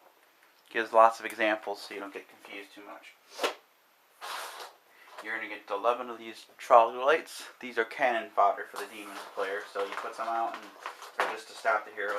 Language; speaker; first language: English; native; English